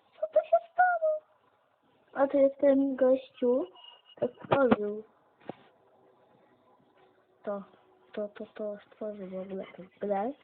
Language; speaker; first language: Polish; native; Polish